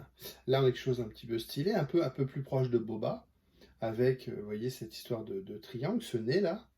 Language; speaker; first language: French; native; French